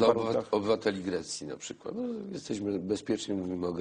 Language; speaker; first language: Polish; native; Polish